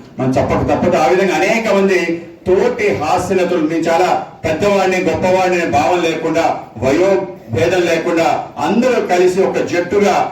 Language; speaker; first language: Telugu; native; Telugu